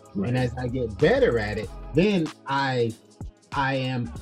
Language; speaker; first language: English; native; English